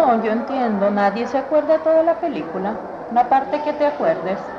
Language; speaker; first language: Spanish; native; Spanish